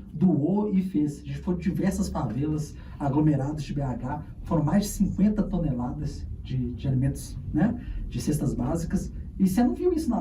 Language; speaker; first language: Portuguese; native; Portuguese